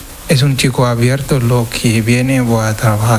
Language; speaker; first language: Spanish; non-native, learner; Wolof